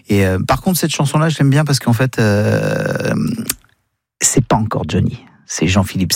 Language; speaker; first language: French; native; French